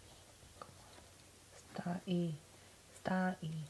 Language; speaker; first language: Italian; non-native, learner; English